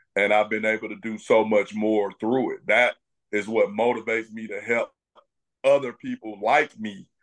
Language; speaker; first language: English; native; English